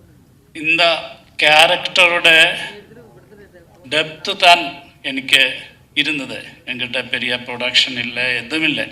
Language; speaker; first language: Tamil; non-native, learner; Malayalam